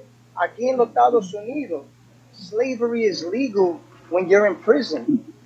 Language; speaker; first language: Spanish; early bilingual, heritage; English